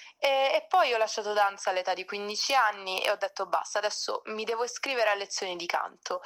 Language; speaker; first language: Italian; native; Italian